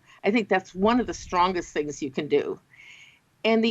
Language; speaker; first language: English; native; English